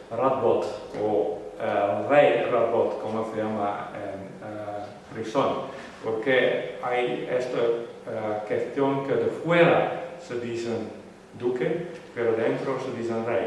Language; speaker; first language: Spanish; non-native, learner; Western Frisian